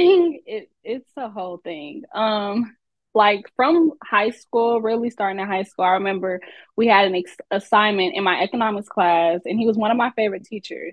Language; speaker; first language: English; native; English